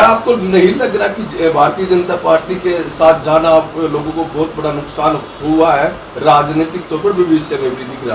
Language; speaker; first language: Hindi; native; Hindi